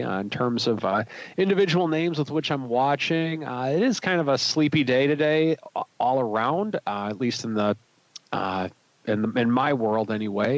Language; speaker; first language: English; native; English